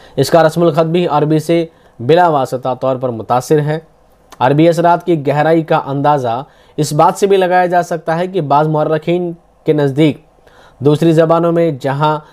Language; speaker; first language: Urdu; native; Urdu